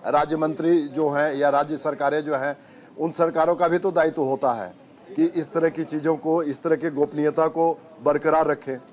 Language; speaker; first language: Hindi; native; Hindi